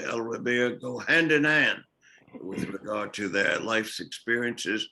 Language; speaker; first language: English; native; English